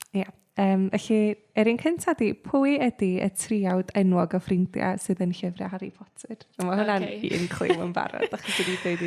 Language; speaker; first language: Welsh; native; Welsh